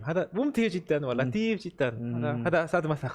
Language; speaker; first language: Arabic; non-native, learner; Korean